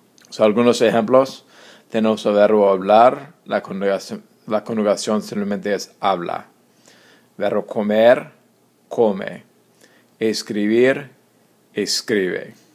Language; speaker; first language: Spanish; non-native, fluent; English